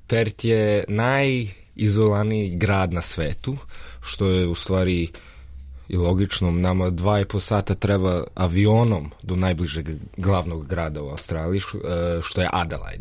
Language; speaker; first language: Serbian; early bilingual, heritage; Serbian